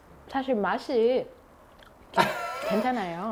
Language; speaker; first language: Korean; non-native, learner; English